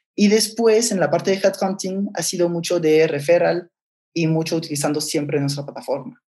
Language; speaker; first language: Spanish; non-native, fluent; French